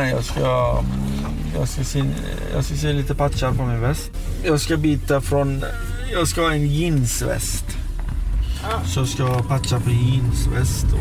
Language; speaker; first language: Swedish; non-native, fluent; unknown